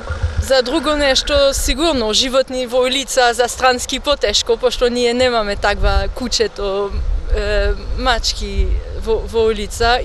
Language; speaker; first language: Macedonian; non-native, learner; French